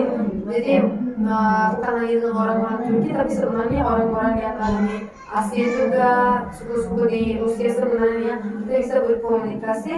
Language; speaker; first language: Indonesian; non-native, fluent; Turkish